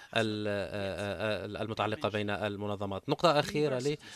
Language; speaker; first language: Arabic; non-native, fluent; Italian